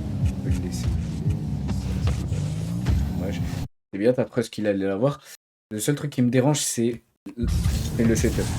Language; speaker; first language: French; native; French